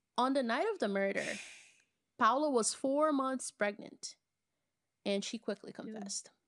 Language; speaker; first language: English; non-native, fluent; Portuguese